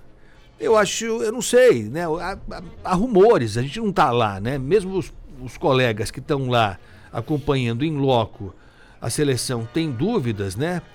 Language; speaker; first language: Portuguese; native; Portuguese